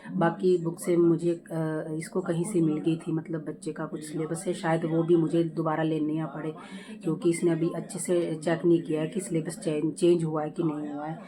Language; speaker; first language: Hindi; native; Hindi